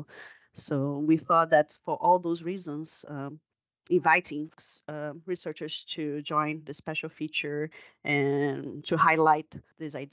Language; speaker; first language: English; non-native, fluent; Portuguese